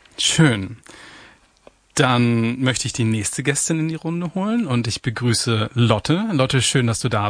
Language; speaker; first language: German; native; German